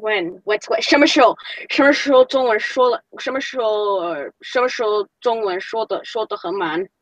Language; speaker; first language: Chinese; non-native, learner; English